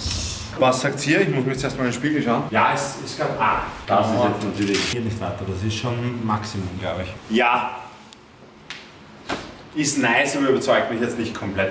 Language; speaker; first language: German; native; German